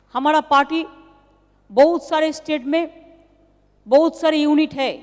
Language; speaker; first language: Hindi; non-native, local second language; Bangla